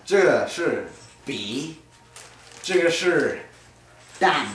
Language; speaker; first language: Chinese; non-native, learner; English